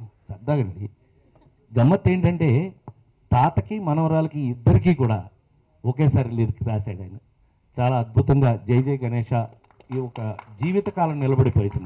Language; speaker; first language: Telugu; native; Telugu